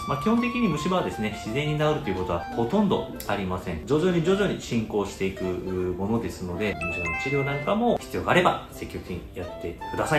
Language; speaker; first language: Japanese; native; Japanese